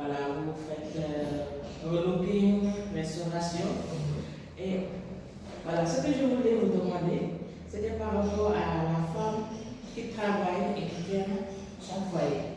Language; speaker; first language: French; non-native, local second language; Wolof